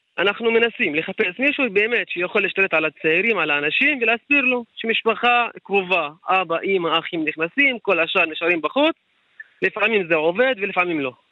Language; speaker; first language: Hebrew; non-native, local second language; Arabic